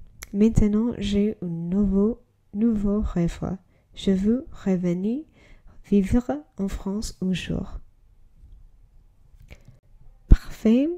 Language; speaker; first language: French; non-native, learner; English